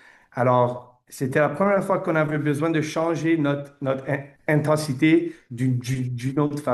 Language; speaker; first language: French; non-native, fluent; English